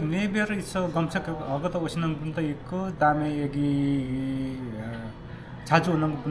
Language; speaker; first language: Korean; non-native, learner; Nepali